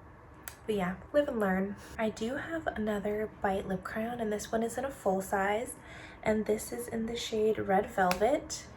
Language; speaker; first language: English; native; English